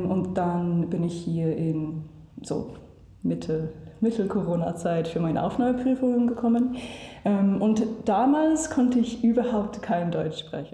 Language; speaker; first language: German; non-native, learner; English